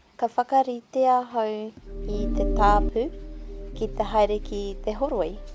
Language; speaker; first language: Māori; non-native, local second language; English